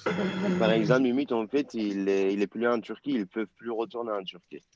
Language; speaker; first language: French; non-native, learner; Turkish